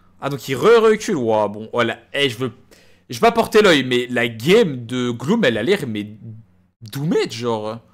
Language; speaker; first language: French; native; French